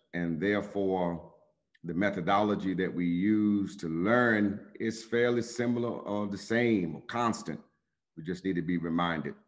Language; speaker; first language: English; native; English